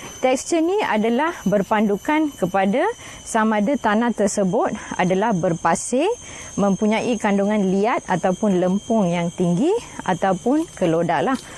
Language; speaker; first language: Malay; non-native, local second language; Tamil